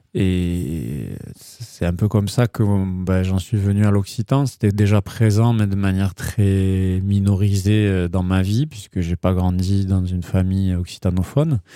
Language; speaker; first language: French; early bilingual, heritage; German